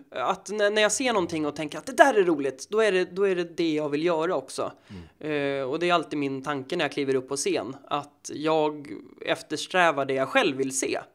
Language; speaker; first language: Swedish; native; Swedish